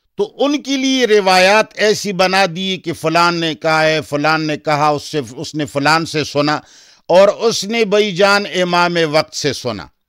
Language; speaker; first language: Urdu; non-native, local second language; Pashto